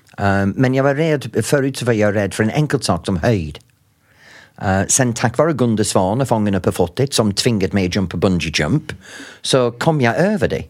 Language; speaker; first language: Swedish; non-native, fluent; English